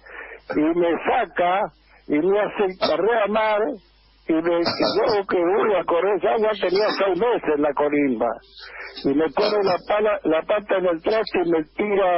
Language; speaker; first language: Spanish; native; Spanish